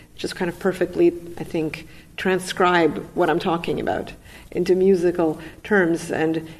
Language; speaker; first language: English; non-native, fluent; Russian